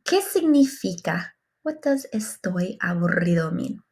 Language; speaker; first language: Spanish; non-native, fluent; English